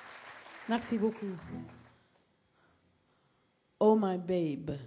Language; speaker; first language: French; non-native, fluent; English